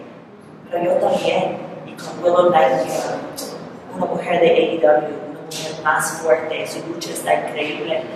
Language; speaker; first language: Spanish; non-native, learner; English